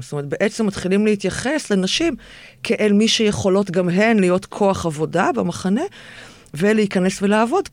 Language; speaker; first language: Hebrew; native; Hebrew